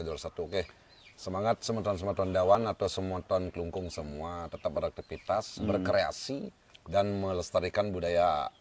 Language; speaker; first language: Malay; non-native, local second language; Balinese